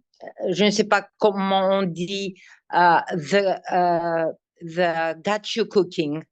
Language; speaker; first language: French; non-native, learner; Greek